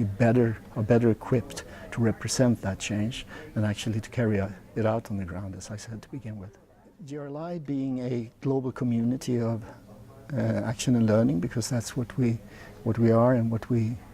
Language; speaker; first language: English; non-native, fluent; Swedish